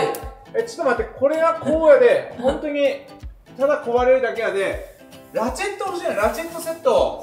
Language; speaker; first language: Japanese; native; Japanese